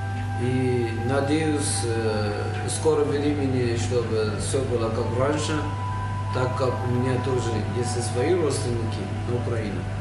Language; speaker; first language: Russian; non-native, fluent; Persian